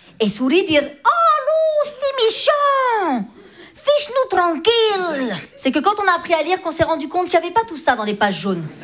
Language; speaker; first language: French; early bilingual, other home language; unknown